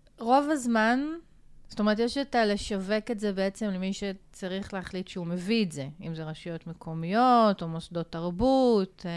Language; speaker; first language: Hebrew; native; Hebrew